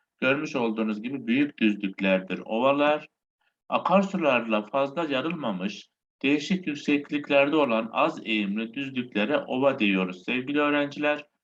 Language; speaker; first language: Turkish; native; Turkish